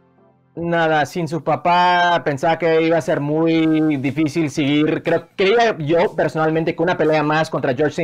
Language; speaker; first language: Spanish; native; Spanish